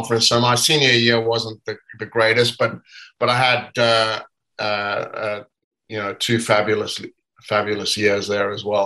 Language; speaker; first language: English; native; English